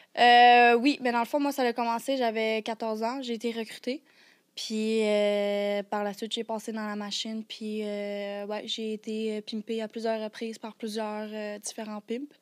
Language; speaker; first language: French; native; French